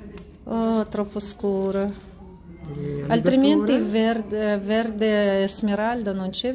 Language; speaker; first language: Italian; non-native, learner; Russian